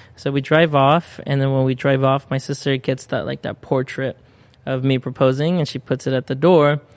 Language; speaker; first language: English; early bilingual, other home language; Spanish